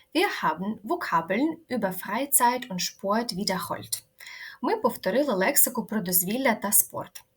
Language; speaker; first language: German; non-native, fluent; Ukrainian